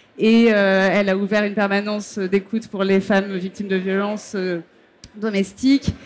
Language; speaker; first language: French; native; French